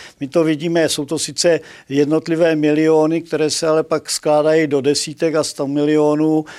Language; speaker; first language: Czech; native; Czech